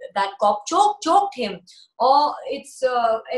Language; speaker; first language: English; early bilingual, other home language; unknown